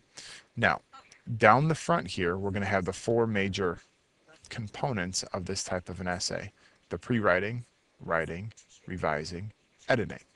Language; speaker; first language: English; native; English